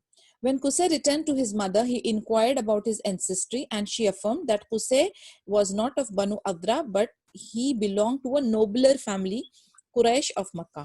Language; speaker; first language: English; non-native, local second language; Urdu